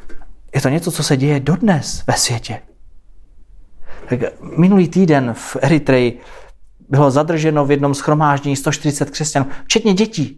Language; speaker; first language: Czech; native; Czech